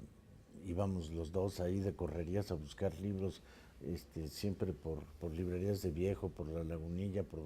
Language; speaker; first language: Spanish; native; Spanish